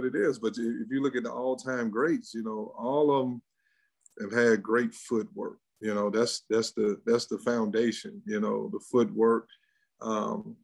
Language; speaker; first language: English; native; English